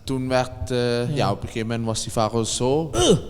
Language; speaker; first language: Dutch; native; Dutch